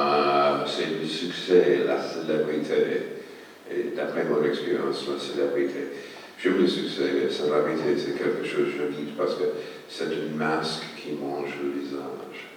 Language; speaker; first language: French; non-native, fluent; English